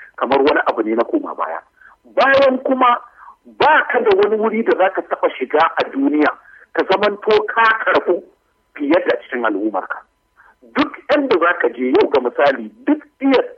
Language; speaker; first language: Hausa; native; Hausa